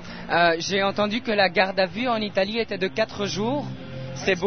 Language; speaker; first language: French; native; French